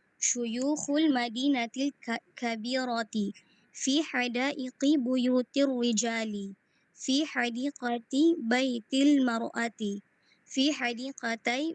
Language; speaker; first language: Arabic; non-native, learner; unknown